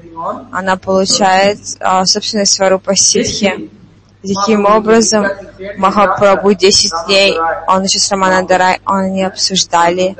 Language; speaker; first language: Russian; non-native, fluent; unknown